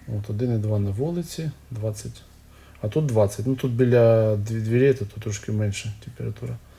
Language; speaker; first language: Ukrainian; native; Ukrainian